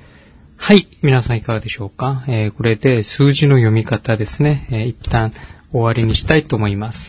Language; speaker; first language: Japanese; non-native, fluent; Korean